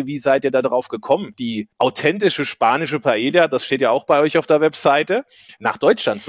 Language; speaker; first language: German; native; German